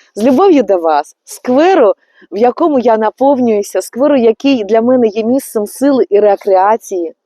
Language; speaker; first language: Ukrainian; native; Ukrainian